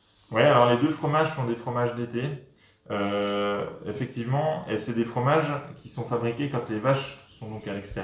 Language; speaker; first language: French; native; French